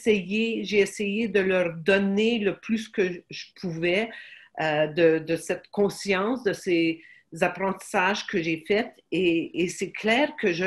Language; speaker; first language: French; non-native, fluent; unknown